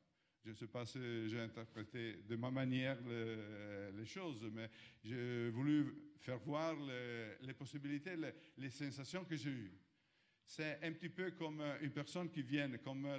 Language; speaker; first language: French; non-native, fluent; Italian